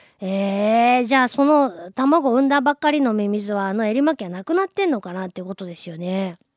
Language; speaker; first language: Japanese; native; Japanese